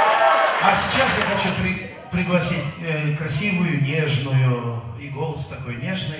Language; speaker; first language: Russian; non-native, local second language; Kyrgyz